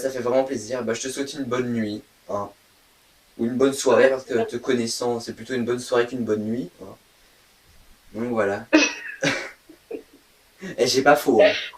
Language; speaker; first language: French; native; French